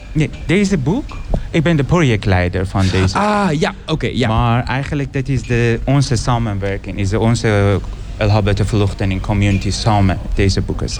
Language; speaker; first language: Dutch; non-native, learner; Persian